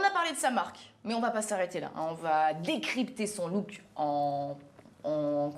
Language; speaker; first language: French; native; French